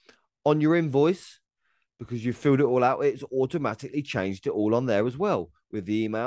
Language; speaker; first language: English; native; English